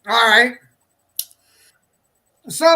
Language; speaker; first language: English; native; English